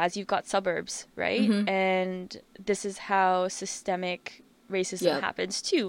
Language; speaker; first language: English; native; English